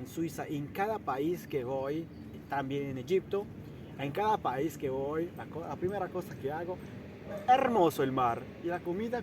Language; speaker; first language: Spanish; non-native, fluent; Italian